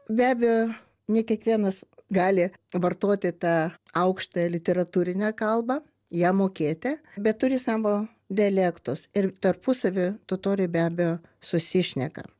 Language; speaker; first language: Lithuanian; non-native, local second language; Russian